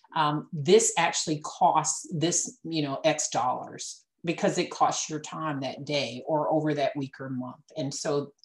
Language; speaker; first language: English; native; English